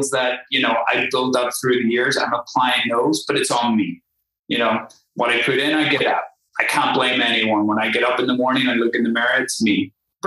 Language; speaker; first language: English; native; English